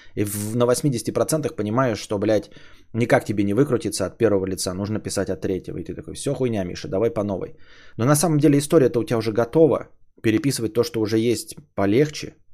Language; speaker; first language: Russian; native; Russian